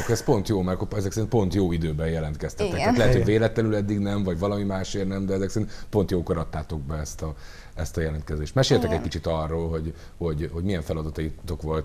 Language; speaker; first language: Hungarian; native; Hungarian